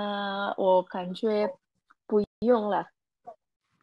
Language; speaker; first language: Chinese; non-native, fluent; Indonesian